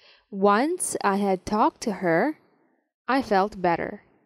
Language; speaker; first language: English; non-native, fluent; Serbian